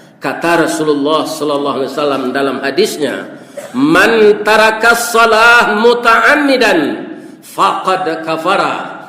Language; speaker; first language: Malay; non-native, local second language; Minangkabau